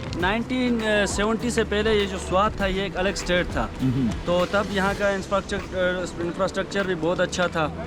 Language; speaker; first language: Urdu; non-native, local second language; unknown